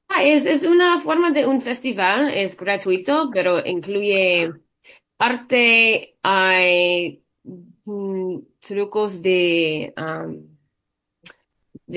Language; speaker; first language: Spanish; early bilingual, heritage; Spanish